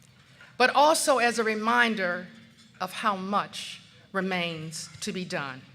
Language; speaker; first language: English; native; English